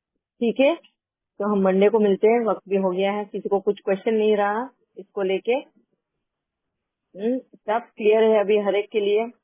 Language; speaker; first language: Hindi; native; Hindi